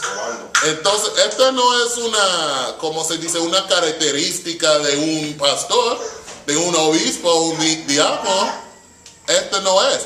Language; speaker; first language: Spanish; non-native, fluent; English